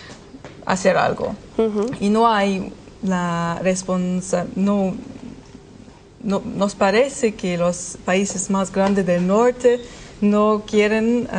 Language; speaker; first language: Spanish; non-native, fluent; German